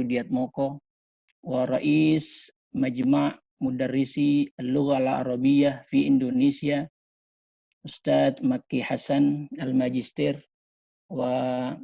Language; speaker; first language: Arabic; non-native, fluent; Indonesian